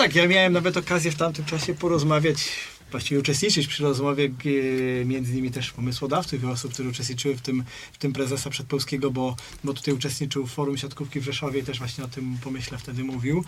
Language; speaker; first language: Polish; native; Polish